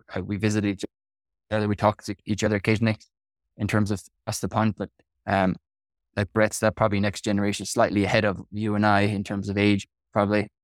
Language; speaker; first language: English; native; English